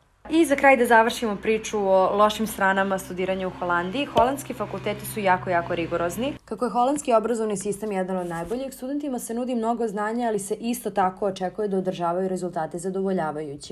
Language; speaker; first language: Serbian; native; Serbian